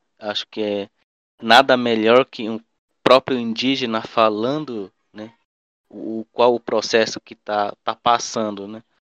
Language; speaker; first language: Portuguese; non-native, local second language; Guarani